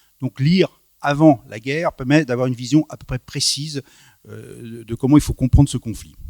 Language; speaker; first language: French; native; French